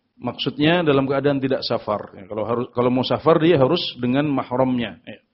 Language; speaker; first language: Indonesian; native; Indonesian